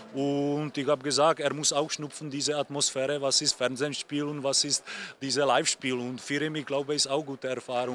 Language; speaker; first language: German; non-native, learner; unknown